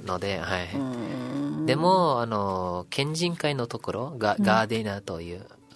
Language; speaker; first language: Japanese; non-native, learner; English